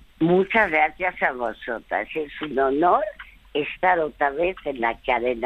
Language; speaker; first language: Spanish; early bilingual, other home language; French